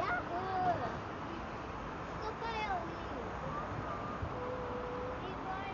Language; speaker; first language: Korean; native; Korean